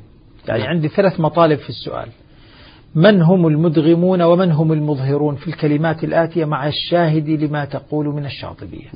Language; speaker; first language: Arabic; native; Arabic